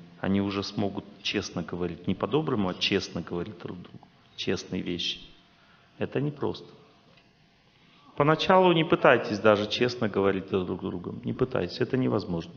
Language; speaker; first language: Russian; native; Russian